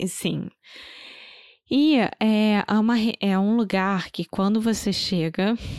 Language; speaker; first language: Portuguese; native; Portuguese